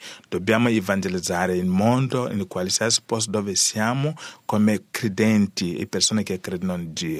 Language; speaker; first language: Italian; non-native, learner; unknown